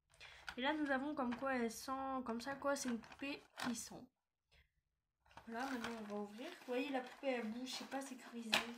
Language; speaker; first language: French; native; French